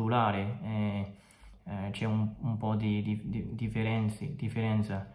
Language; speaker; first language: Italian; non-native, fluent; Chinese